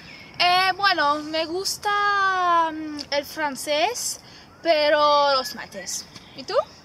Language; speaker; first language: Spanish; non-native, learner; French